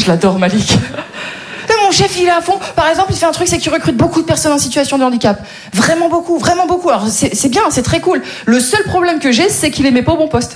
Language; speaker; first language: French; native; French